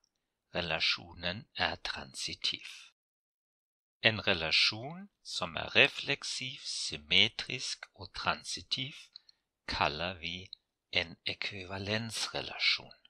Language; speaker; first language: Norwegian; non-native, fluent; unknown